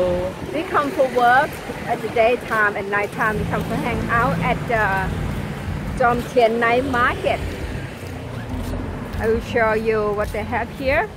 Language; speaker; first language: English; non-native, learner; Thai